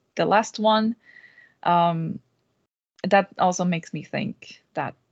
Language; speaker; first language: English; non-native, fluent; Portuguese